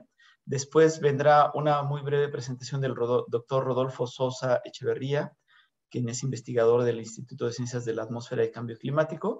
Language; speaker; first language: Spanish; native; Spanish